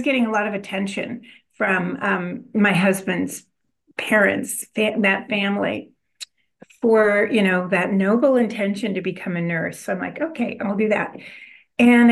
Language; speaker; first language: English; native; English